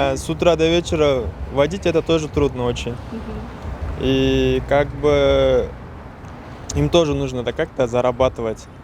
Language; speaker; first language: Russian; non-native, learner; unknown